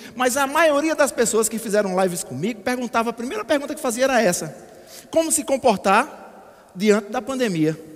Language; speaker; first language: Portuguese; native; Portuguese